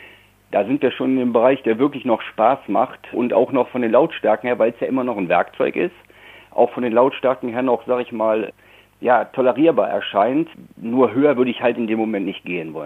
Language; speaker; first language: German; native; German